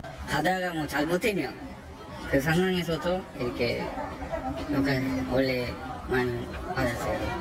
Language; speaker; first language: Korean; non-native, learner; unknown